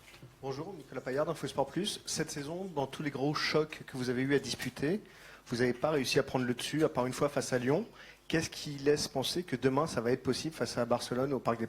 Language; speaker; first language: French; native; French